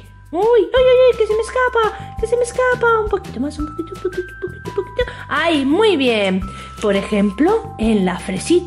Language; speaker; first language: Spanish; native; Spanish